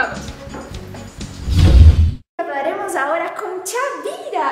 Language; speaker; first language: Spanish; non-native, learner; Portuguese